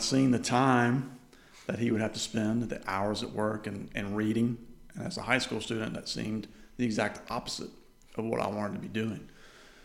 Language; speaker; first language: English; native; English